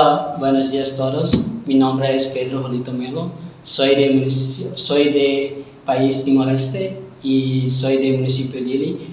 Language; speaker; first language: Spanish; non-native, learner; Tetum